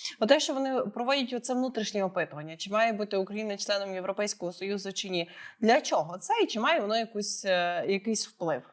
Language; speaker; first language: Ukrainian; native; Ukrainian